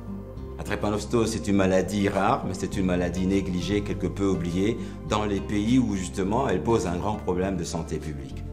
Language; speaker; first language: French; native; French